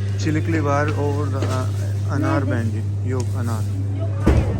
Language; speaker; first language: Turkish; non-native, learner; Urdu